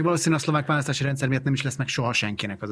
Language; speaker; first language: Hungarian; native; Hungarian